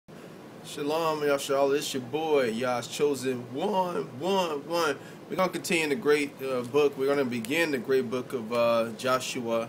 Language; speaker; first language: English; native; English